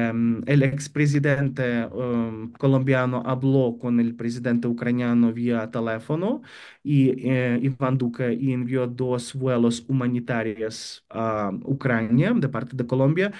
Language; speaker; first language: Spanish; non-native, fluent; Ukrainian